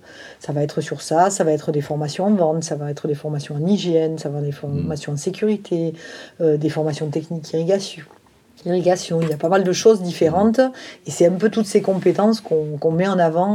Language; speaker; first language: French; native; French